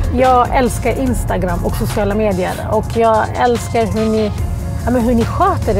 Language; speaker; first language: Swedish; early bilingual, other home language; Arabic